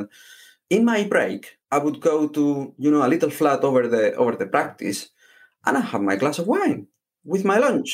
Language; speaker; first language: English; non-native, fluent; Spanish